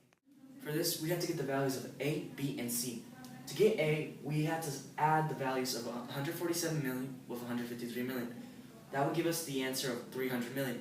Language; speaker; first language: English; non-native, fluent; Spanish